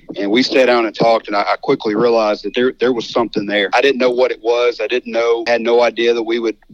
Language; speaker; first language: English; native; English